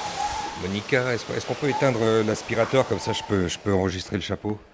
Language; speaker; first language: French; native; French